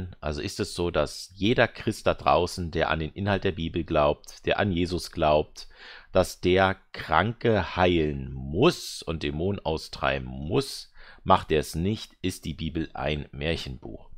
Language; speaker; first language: German; native; German